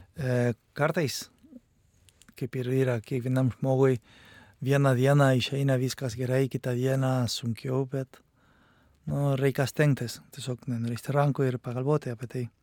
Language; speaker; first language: Lithuanian; non-native, fluent; Spanish